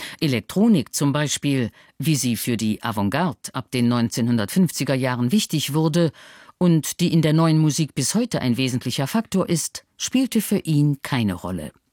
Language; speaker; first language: German; native; German